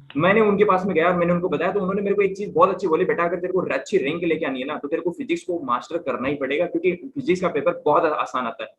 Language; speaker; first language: Hindi; native; Hindi